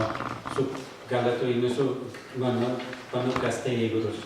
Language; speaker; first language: Basque; non-native, learner; English